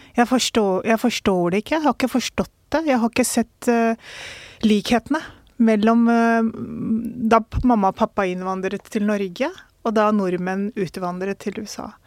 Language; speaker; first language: Norwegian; early bilingual, other home language; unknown